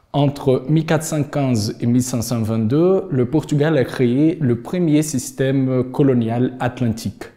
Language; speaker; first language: French; non-native, fluent; Portuguese